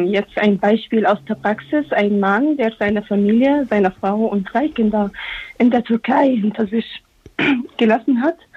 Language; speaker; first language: German; non-native, fluent; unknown